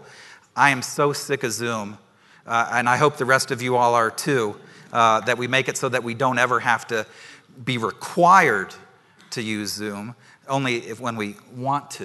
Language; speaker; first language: English; native; English